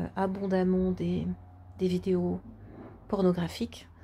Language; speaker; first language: French; native; French